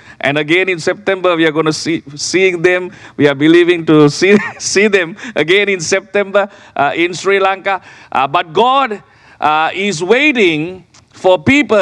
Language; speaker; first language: English; non-native, local second language; Sinhala